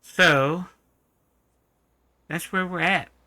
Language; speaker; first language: English; native; English